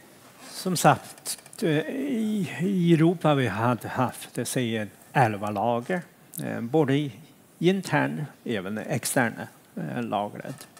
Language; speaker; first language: Swedish; non-native, fluent; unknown